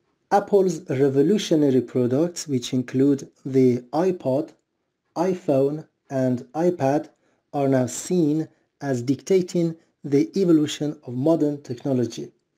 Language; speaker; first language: English; non-native, fluent; Persian